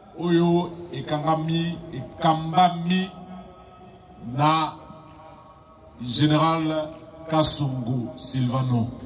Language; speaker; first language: Lingala; native; Lingala